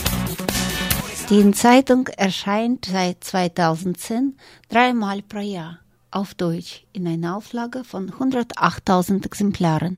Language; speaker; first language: German; non-native, fluent; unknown